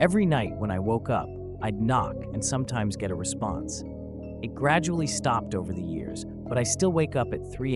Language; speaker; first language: English; native; English